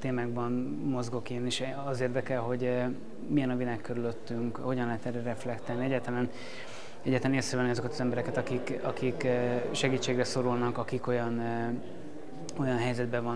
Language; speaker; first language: Hungarian; native; Hungarian